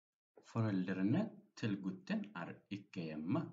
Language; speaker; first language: Norwegian; non-native, learner; Amharic